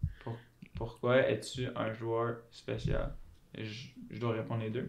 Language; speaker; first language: French; non-native, local second language; English